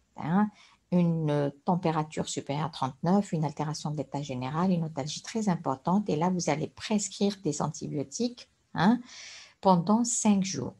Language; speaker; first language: French; non-native, local second language; Arabic